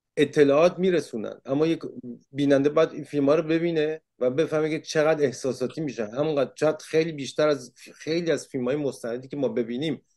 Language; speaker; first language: Persian; early bilingual, heritage; Persian